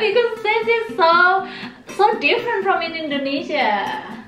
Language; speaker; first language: English; non-native, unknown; Indonesian